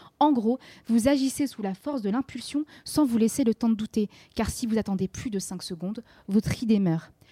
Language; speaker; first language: French; native; French